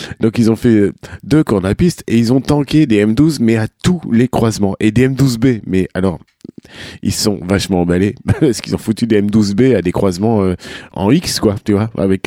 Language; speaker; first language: French; native; French